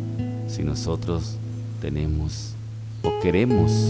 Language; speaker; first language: Spanish; native; Spanish